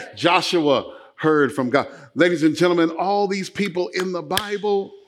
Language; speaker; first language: English; native; English